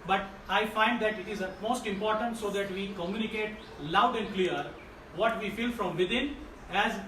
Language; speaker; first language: English; non-native, local second language; Gujarati